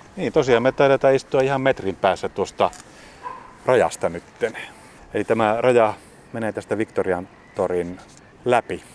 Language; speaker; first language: Finnish; native; Finnish